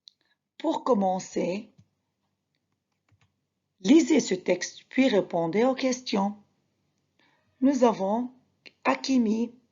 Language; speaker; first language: French; non-native, fluent; Arabic